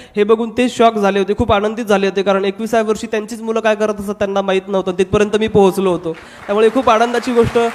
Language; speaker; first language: Marathi; non-native, local second language; Hindi